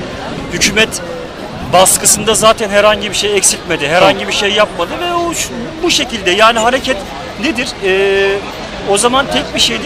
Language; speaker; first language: Turkish; native; Turkish